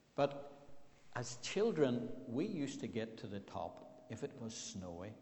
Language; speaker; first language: English; native; English